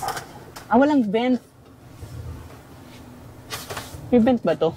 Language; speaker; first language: Filipino; native; Filipino